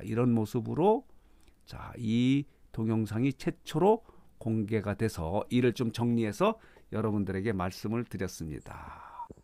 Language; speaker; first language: Korean; native; Korean